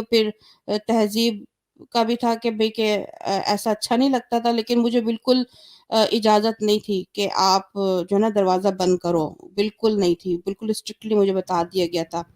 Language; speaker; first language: Urdu; native; Urdu